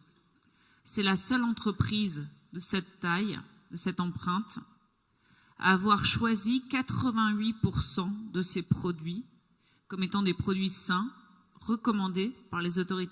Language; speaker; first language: French; native; French